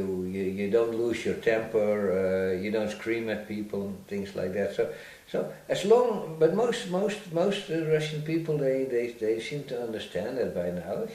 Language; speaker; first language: English; non-native, fluent; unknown